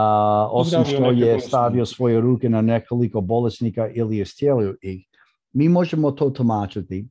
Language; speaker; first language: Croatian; early bilingual, heritage; English